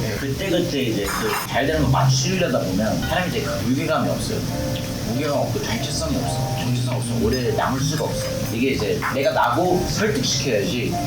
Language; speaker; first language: Korean; early bilingual, heritage; Korean